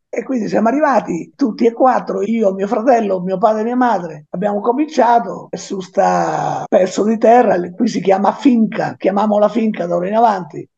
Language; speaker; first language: Italian; native; Italian